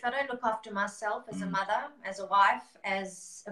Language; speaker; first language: English; native; English